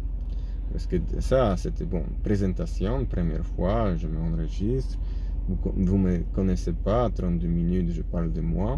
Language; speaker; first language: French; non-native, fluent; Polish